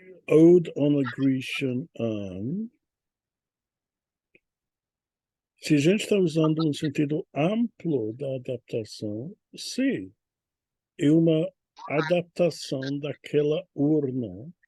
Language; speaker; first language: Portuguese; non-native, fluent; English